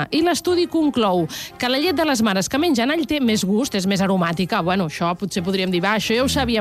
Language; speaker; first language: Catalan; native; Catalan